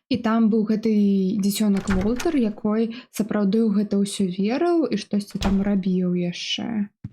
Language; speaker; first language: Belarusian; non-native, local second language; Russian